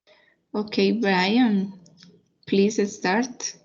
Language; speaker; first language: English; non-native, fluent; Spanish